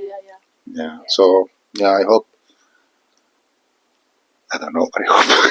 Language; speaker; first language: English; non-native, fluent; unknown